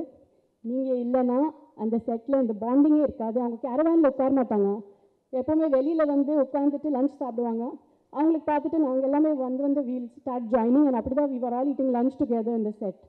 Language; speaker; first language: Tamil; non-native, fluent; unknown